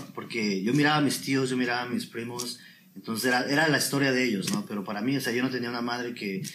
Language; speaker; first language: Spanish; native; Spanish